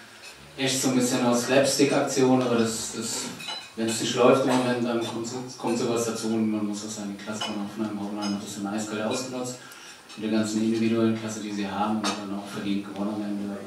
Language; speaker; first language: German; native; German